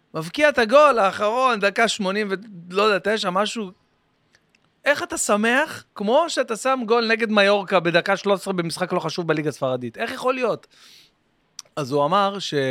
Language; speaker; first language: Hebrew; native; Hebrew